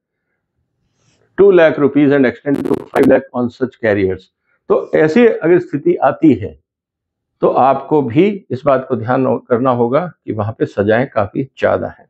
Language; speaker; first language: Hindi; native; Hindi